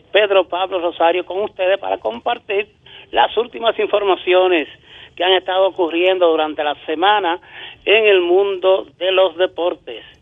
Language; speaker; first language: Spanish; native; Spanish